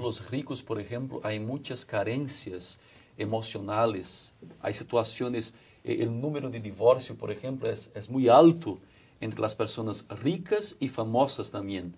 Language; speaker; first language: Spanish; non-native, fluent; Portuguese